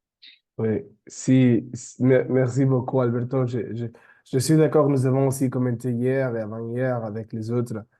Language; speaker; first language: French; non-native, fluent; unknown